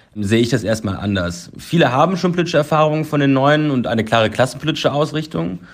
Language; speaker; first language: German; native; German